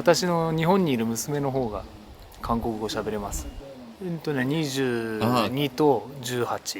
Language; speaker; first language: Japanese; native; Japanese